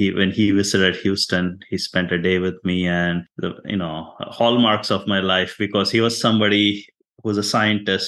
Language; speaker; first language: English; non-native, local second language; Tamil